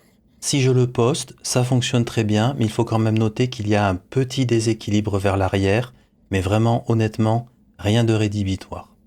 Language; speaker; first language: French; native; French